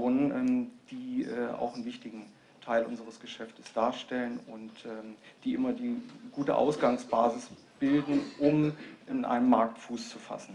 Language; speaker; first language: German; native; German